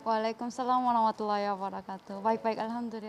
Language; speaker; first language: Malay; non-native, learner; Korean